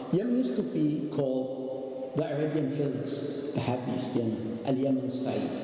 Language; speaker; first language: English; non-native, learner; Arabic